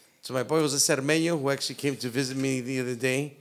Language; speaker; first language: English; early bilingual, other home language; Spanish